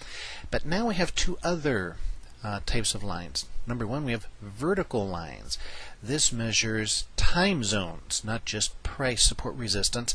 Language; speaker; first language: English; native; English